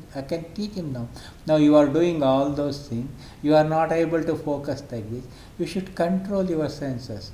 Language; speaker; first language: English; non-native, local second language; Kannada